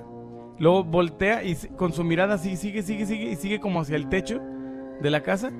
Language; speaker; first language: Spanish; native; Spanish